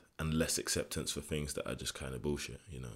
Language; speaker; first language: English; native; English